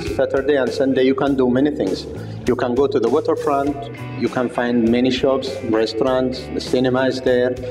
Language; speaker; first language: English; non-native, fluent; Arabic